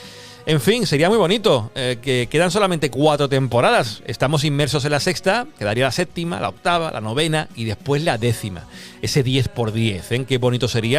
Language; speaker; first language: Spanish; native; Spanish